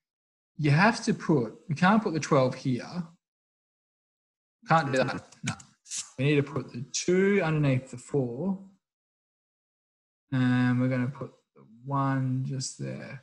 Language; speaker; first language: English; native; English